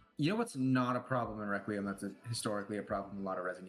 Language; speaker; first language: English; native; English